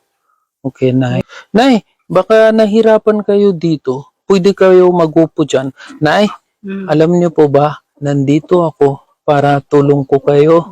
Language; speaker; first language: Filipino; non-native, learner; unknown